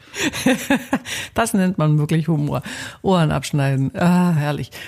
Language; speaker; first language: German; native; German